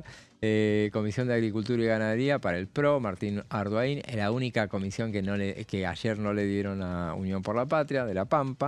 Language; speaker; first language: Spanish; native; Spanish